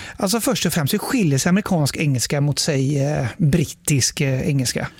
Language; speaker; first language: Swedish; native; Swedish